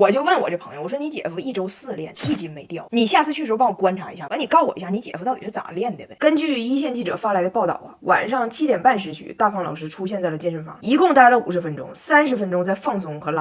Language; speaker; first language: Chinese; native; Chinese